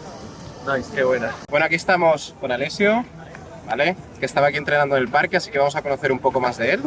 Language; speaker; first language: Spanish; native; Spanish